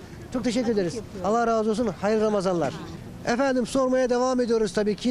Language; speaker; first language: Turkish; native; Turkish